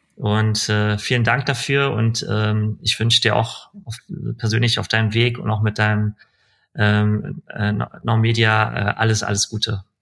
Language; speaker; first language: German; early bilingual, other home language; Persian